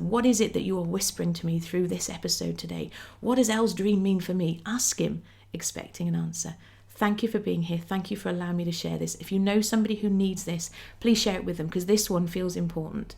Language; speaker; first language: English; native; English